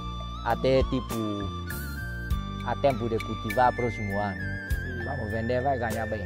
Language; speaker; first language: Portuguese; non-native, learner; Vietnamese